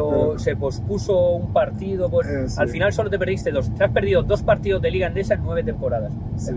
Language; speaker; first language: Spanish; native; Spanish